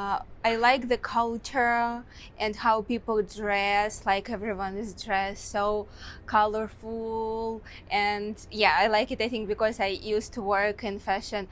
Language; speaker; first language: English; non-native, fluent; Russian